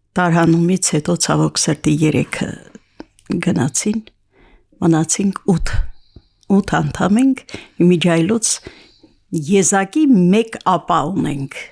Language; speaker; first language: Armenian; native; Armenian